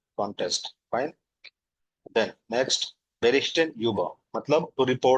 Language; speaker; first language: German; non-native, fluent; Hindi